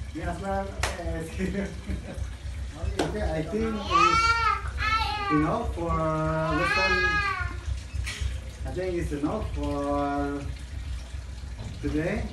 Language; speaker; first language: English; non-native, learner; Indonesian